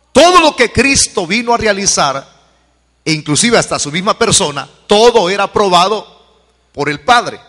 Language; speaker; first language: Spanish; native; Spanish